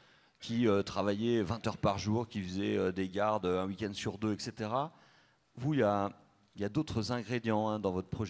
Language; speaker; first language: French; native; French